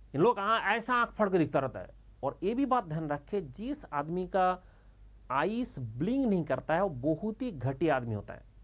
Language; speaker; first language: Hindi; non-native, local second language; Bangla